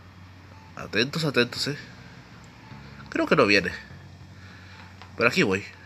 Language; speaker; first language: Spanish; native; Spanish